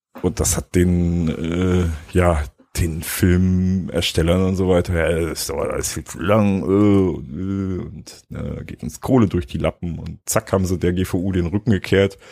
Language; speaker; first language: German; native; German